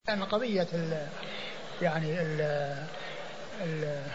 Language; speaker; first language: Arabic; native; Arabic